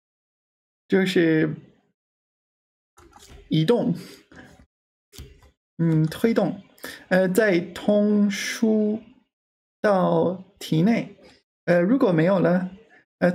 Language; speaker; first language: Chinese; non-native, learner; English